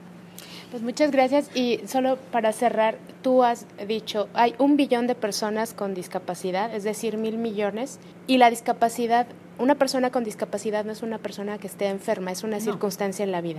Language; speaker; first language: Spanish; native; Spanish